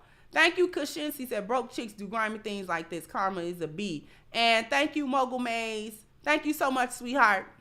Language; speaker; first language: English; native; English